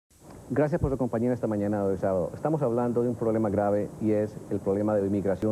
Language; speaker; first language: Spanish; native; Spanish